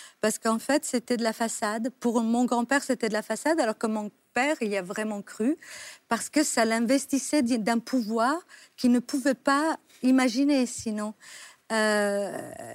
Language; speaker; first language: French; non-native, fluent; Italian